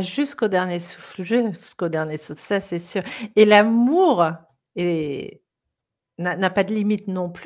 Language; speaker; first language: French; native; French